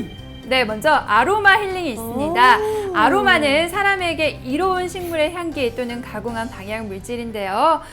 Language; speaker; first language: Korean; native; Korean